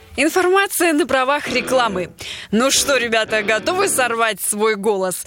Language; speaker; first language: Russian; native; Russian